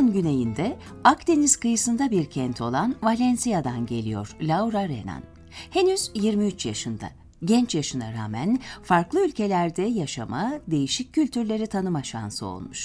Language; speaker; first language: Turkish; native; Turkish